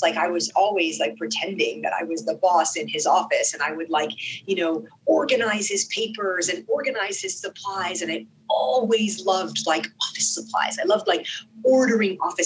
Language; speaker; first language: English; non-native, fluent; Arabic